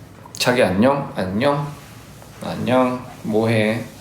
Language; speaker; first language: Korean; early bilingual, heritage; English